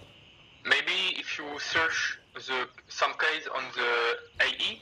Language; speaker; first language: English; non-native, learner; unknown